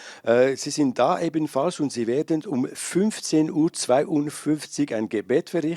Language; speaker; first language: German; non-native, local second language; French